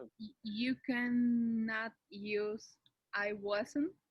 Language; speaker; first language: English; non-native, learner; Spanish